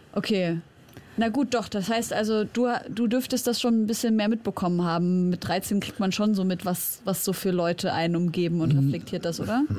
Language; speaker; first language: German; early bilingual, other home language; Arabic